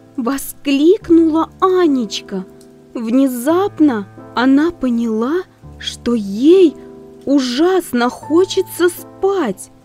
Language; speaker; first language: Russian; native; Russian